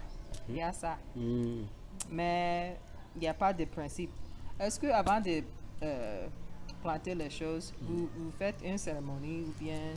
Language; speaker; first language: French; non-native, learner; English